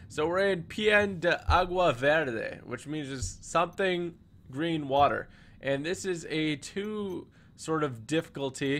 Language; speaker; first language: English; native; English